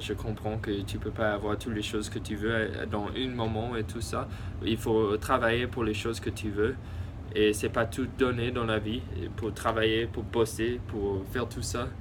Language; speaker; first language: French; early bilingual, heritage; English